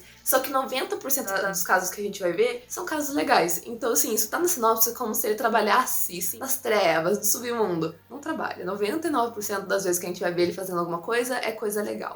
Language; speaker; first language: Portuguese; native; Portuguese